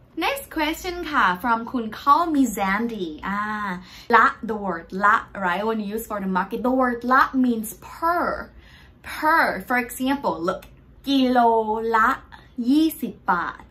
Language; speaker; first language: English; non-native, fluent; Thai